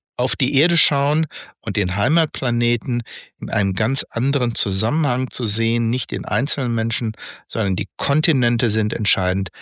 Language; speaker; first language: German; native; German